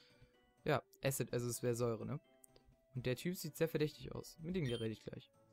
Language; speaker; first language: German; native; German